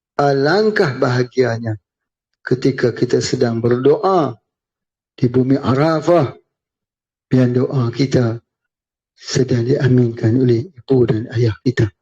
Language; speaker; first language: Malay; native; Malay